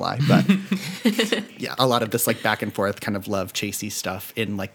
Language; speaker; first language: English; native; English